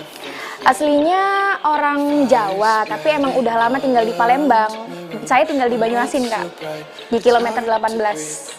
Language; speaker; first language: Indonesian; native; Indonesian